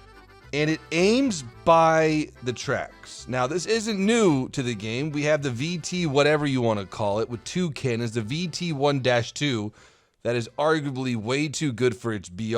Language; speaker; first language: English; native; English